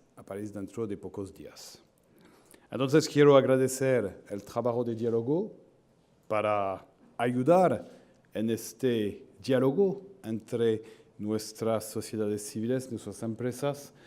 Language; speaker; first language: Spanish; non-native, fluent; French